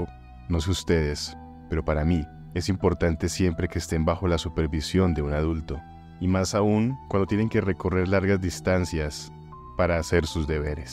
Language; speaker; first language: Spanish; native; Spanish